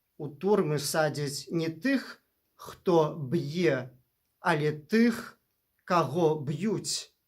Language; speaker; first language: Belarusian; native; Belarusian